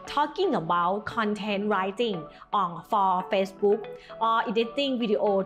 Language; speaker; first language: English; non-native, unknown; Thai